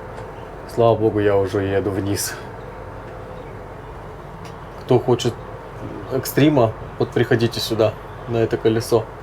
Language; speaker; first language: Russian; native; Russian